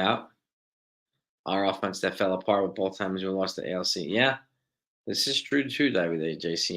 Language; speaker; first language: English; native; English